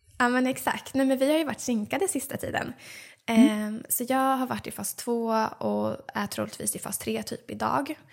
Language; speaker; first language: Swedish; native; Swedish